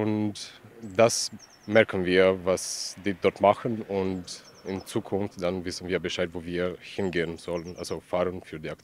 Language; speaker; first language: German; non-native, fluent; Romanian